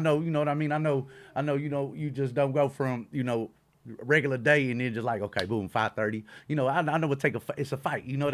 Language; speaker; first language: English; native; English